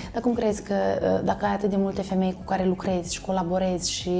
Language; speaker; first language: Romanian; native; Romanian